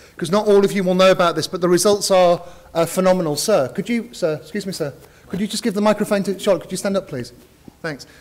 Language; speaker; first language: English; native; English